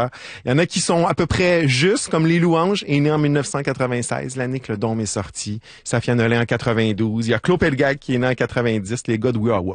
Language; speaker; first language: French; native; French